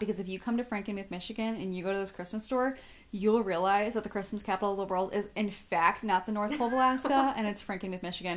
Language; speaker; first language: English; native; English